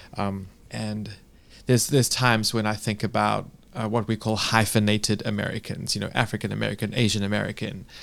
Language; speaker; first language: English; native; English